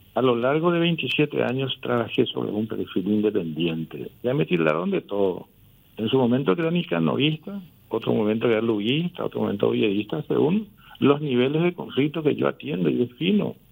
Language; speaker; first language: Spanish; native; Spanish